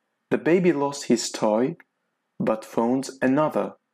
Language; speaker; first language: English; non-native, fluent; Azerbaijani